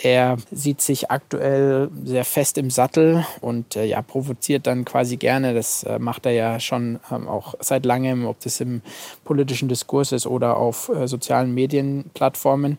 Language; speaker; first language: German; native; German